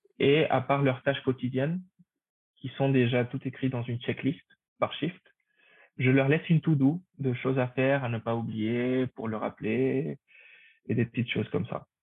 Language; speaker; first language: French; non-native, fluent; Spanish